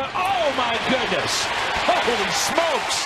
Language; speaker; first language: English; native; English